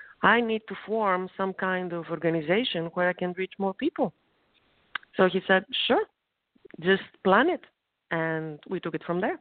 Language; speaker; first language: English; non-native, fluent; Greek